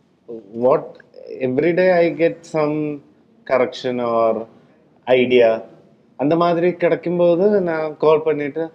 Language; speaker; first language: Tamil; non-native, learner; Malayalam